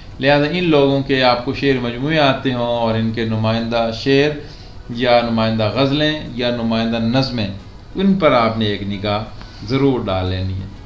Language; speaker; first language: Urdu; non-native, local second language; Punjabi